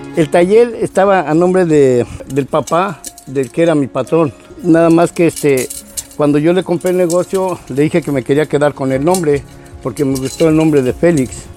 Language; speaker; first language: Spanish; native; Spanish